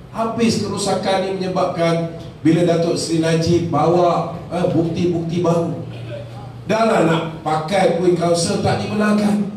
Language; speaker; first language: Malay; native; Malay